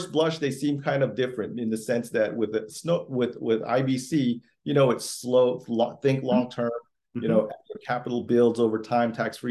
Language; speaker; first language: English; early bilingual, other home language; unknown